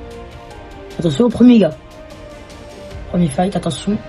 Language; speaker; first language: French; native; French